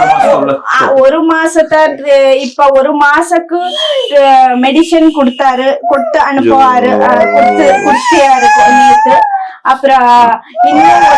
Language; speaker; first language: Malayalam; non-native, learner; Tamil